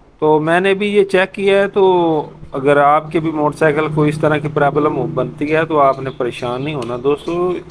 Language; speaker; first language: Urdu; non-native, local second language; Punjabi